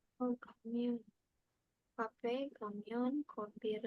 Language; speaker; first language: Korean; non-native, learner; Indonesian